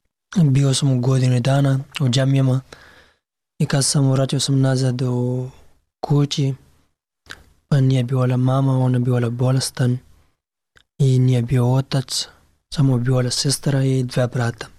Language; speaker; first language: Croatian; non-native, learner; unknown